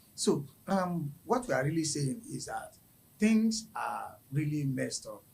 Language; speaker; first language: English; non-native, local second language; Yoruba